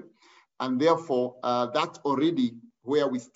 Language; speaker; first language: English; non-native, local second language; Kikuyu